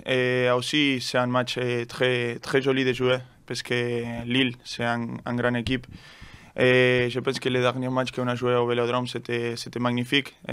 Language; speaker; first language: French; non-native, learner; Spanish